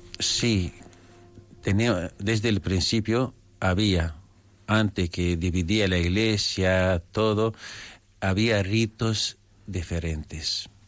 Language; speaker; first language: Spanish; non-native, fluent; Arabic